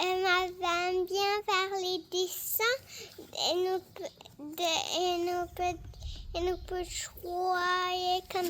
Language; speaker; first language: French; early bilingual, heritage; French